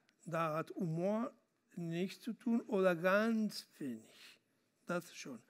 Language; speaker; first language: German; non-native, fluent; Spanish